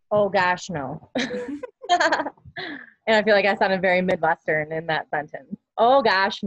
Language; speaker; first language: English; native; English